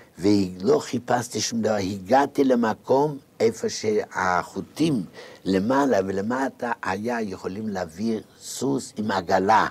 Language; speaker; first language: Hebrew; non-native, fluent; Yiddish